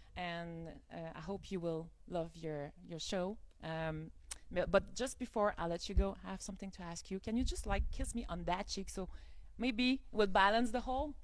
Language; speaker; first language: English; non-native, fluent; French